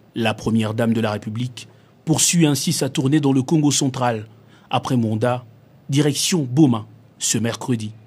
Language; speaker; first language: French; non-native, local second language; Lingala